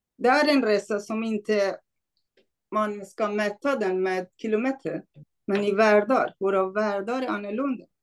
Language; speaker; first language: Swedish; non-native, fluent; Kurdish